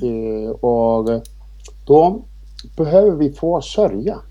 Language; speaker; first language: Swedish; non-native, fluent; Icelandic